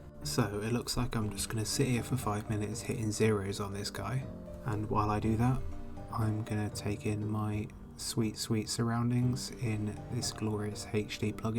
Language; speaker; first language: English; native; English